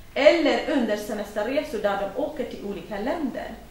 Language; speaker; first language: Swedish; non-native, fluent; Kurdish